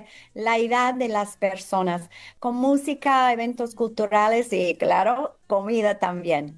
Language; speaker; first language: Spanish; early bilingual, heritage; English